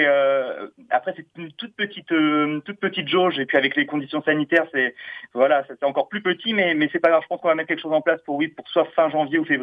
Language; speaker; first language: French; native; French